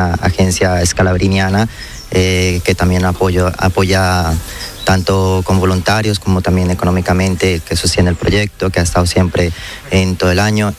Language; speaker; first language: Spanish; native; Spanish